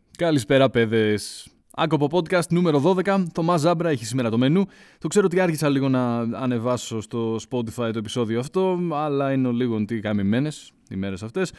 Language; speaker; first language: Greek; early bilingual, heritage; Greek